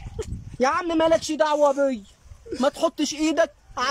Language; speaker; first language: Arabic; native; Arabic